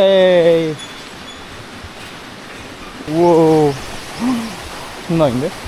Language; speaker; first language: Korean; native; Korean